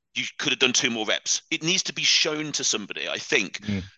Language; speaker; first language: English; native; English